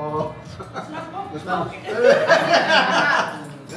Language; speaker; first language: Spanish; non-native, learner; English